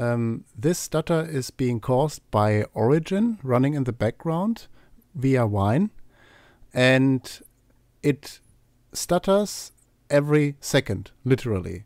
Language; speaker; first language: English; non-native, fluent; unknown